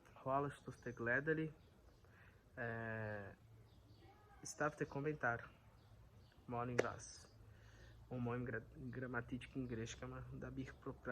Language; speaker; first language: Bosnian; non-native, learner; Portuguese